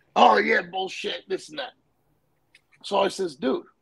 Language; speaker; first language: English; native; English